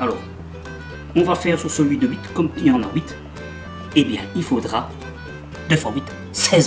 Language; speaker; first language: French; native; French